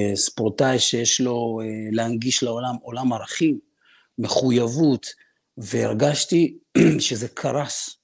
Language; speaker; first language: Hebrew; early bilingual, other home language; Russian